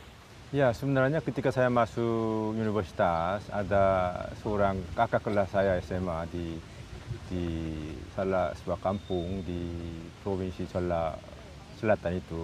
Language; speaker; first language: Indonesian; non-native, fluent; Korean